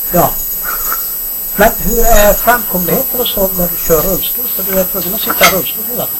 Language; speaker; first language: Swedish; native; Swedish